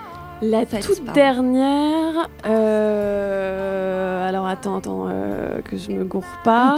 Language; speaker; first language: French; native; French